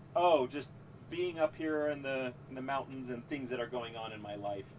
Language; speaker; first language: English; native; English